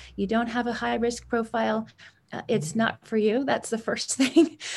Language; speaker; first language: English; native; English